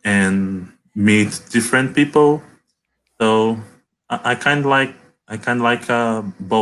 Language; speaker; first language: English; non-native, learner; Portuguese